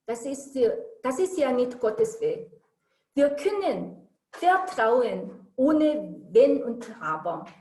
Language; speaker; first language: German; non-native, learner; Korean